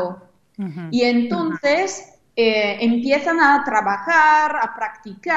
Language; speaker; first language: Spanish; non-native, fluent; Italian